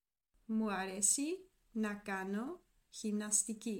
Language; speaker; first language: Greek; non-native, learner; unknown